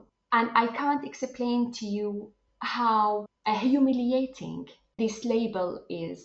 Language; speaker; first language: English; non-native, fluent; Arabic